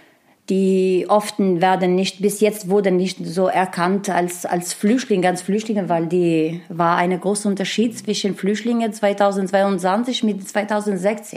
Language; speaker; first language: German; non-native, learner; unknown